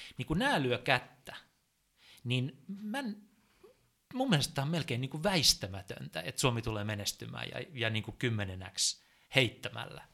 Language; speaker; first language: Finnish; native; Finnish